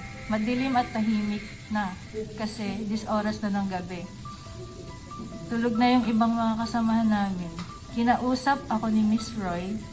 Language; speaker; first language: Filipino; native; Filipino